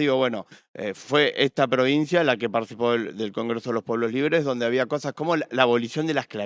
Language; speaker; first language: Spanish; native; Spanish